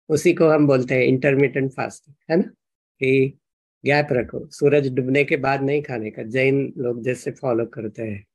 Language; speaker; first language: Hindi; non-native, local second language; Marathi